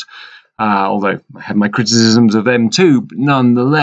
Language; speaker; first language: English; native; English